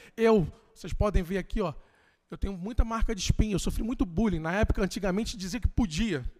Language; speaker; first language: Portuguese; native; Portuguese